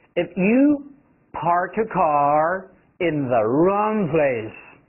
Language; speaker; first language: English; non-native, fluent; Chinese